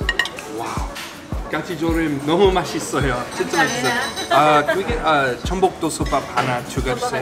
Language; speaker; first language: Korean; non-native, learner; English